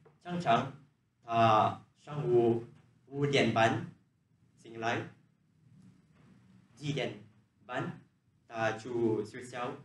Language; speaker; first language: Chinese; non-native, learner; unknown